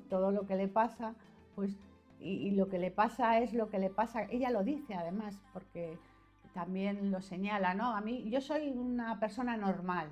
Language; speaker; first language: Spanish; native; Spanish